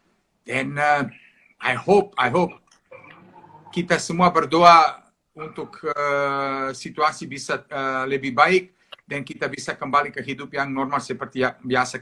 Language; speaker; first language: Indonesian; non-native, fluent; Serbian